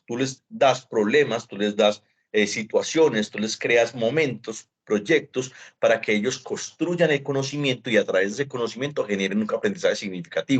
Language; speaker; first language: Spanish; native; Spanish